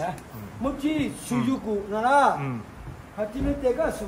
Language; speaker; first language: Japanese; non-native, learner; Thai